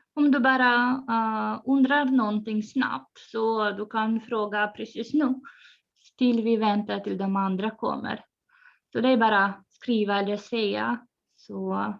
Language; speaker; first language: Swedish; non-native, fluent; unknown